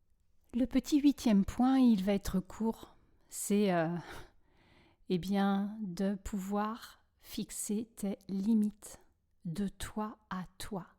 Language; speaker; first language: French; native; French